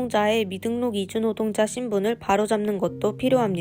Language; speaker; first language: Korean; native; Korean